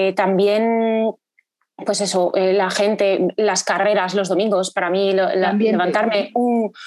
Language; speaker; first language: Spanish; native; Spanish